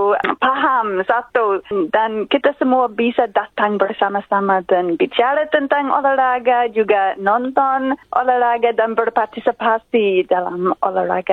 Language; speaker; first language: Indonesian; non-native, fluent; English